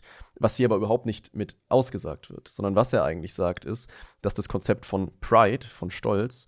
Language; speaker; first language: German; native; German